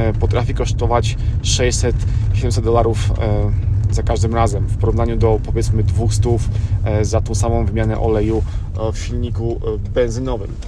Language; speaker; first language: Polish; native; Polish